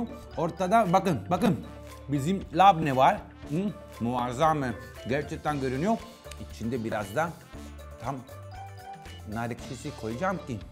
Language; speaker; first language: Turkish; non-native, fluent; Italian